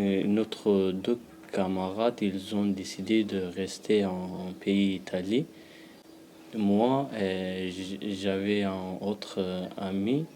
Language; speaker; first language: French; non-native, learner; Pashto